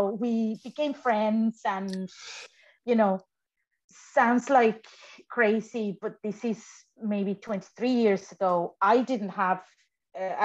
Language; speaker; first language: English; non-native, fluent; Spanish